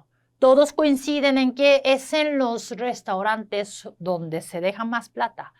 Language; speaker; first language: Spanish; non-native, fluent; Korean